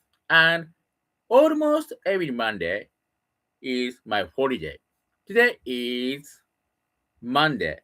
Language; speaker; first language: English; non-native, learner; Japanese